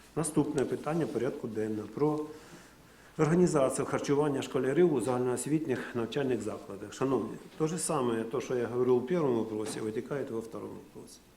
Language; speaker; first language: Ukrainian; non-native, local second language; Russian